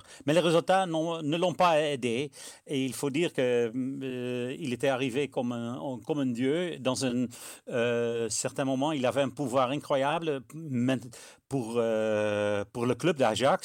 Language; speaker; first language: French; non-native, fluent; Dutch